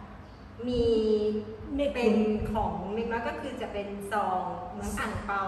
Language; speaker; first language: Thai; native; Thai